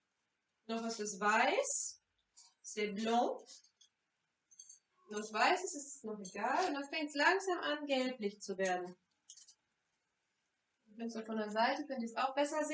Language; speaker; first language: German; non-native, fluent; French